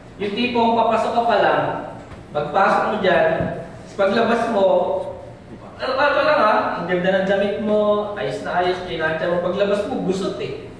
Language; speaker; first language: Filipino; native; Filipino